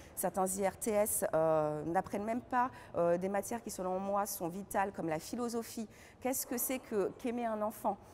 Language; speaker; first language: French; native; French